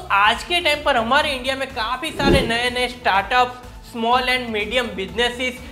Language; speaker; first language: Hindi; non-native, local second language; Gujarati